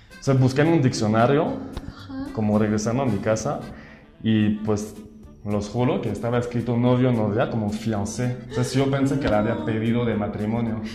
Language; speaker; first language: Spanish; non-native, fluent; French